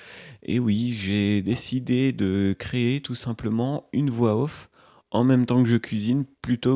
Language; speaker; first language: French; native; French